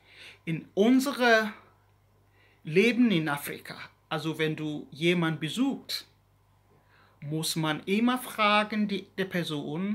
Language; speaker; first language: German; non-native, learner; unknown